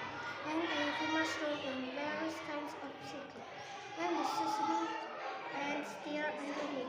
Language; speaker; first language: English; non-native, learner; Indonesian